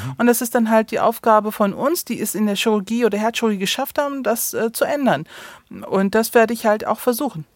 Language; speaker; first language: German; early bilingual, other home language; Turkish